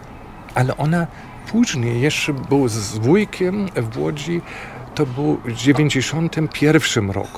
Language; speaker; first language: Polish; non-native, fluent; German